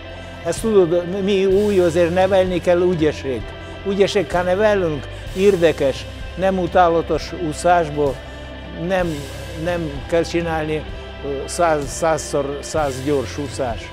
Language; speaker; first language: Hungarian; non-native, learner; Russian